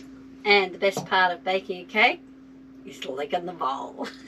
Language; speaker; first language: English; native; English